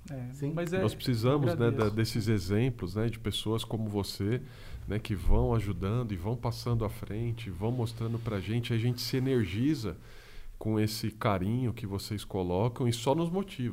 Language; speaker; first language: Portuguese; native; Portuguese